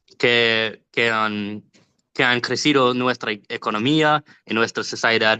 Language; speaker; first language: Spanish; non-native, learner; English